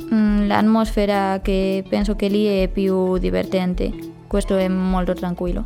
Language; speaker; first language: Italian; non-native, fluent; Spanish